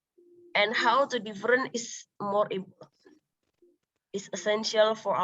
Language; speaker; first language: English; non-native, local second language; Indonesian